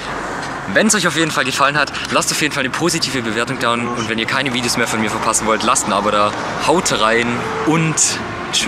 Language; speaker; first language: German; native; German